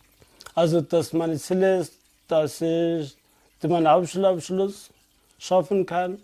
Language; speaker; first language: German; non-native, learner; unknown